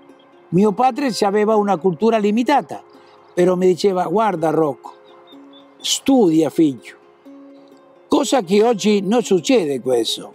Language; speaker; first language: Italian; early bilingual, heritage; Italian